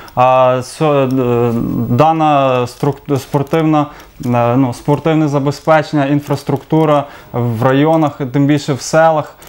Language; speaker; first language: Ukrainian; native; Ukrainian